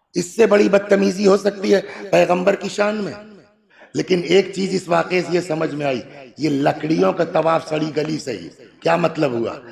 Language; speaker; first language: Urdu; native; Urdu